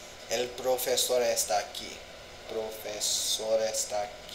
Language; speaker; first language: Spanish; non-native, learner; English